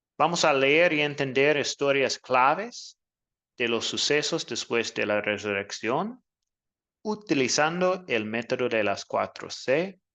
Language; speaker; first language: Spanish; non-native, learner; English